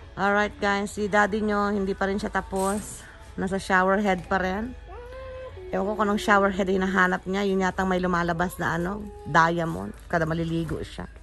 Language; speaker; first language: Filipino; native; Filipino